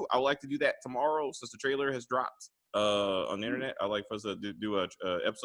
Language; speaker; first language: English; native; English